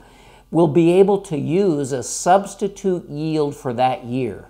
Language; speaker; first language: English; native; English